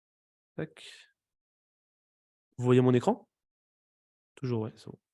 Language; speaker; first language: French; native; French